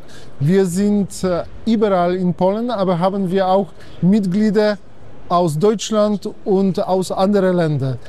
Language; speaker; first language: German; non-native, fluent; Polish